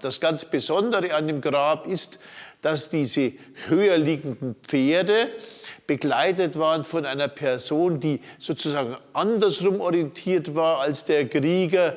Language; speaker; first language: German; native; German